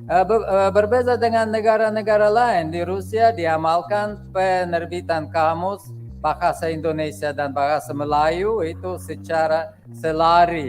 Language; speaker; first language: Indonesian; non-native, fluent; Russian